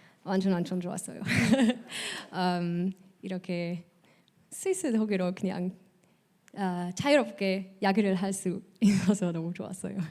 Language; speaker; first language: Korean; early bilingual, heritage; Swiss German